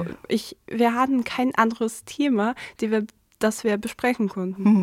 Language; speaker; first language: German; non-native, fluent; Russian